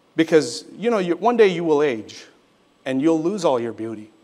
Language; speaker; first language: English; native; English